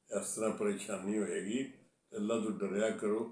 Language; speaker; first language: Urdu; non-native, local second language; Punjabi